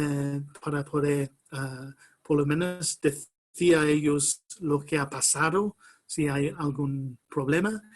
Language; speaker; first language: Spanish; non-native, fluent; English